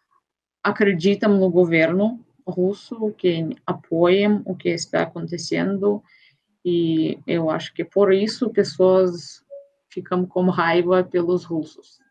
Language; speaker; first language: Portuguese; non-native, fluent; Russian